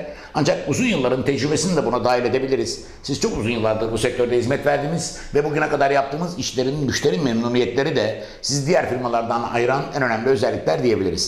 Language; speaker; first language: Turkish; native; Turkish